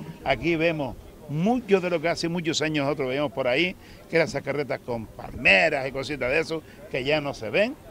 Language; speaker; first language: Spanish; native; Spanish